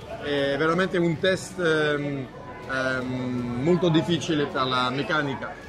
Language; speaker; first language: Italian; non-native, fluent; French